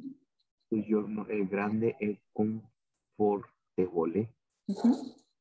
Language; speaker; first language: Italian; non-native, learner; Spanish